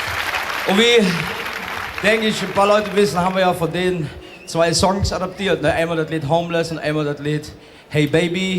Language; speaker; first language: German; native; German